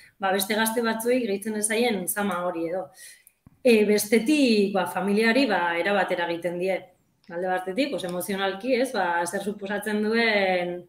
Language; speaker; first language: Basque; native; Basque